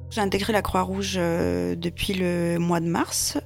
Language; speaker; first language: French; early bilingual, other home language; Russian